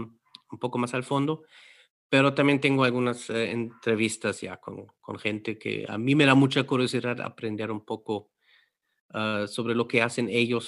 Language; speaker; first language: Spanish; non-native, fluent; German